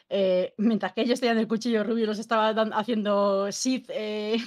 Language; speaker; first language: Spanish; native; Spanish